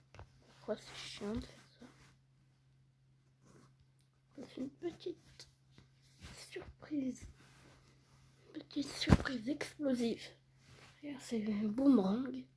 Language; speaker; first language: French; native; French